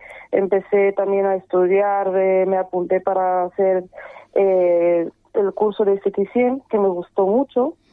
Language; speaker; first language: Spanish; non-native, fluent; Bulgarian